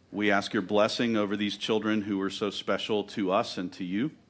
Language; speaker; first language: English; native; English